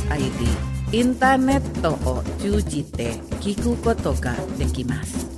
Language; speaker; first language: Japanese; non-native, fluent; Indonesian